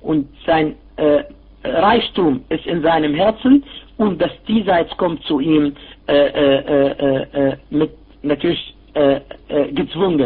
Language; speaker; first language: German; non-native, fluent; Arabic